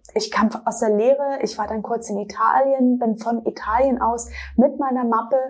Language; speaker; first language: German; native; German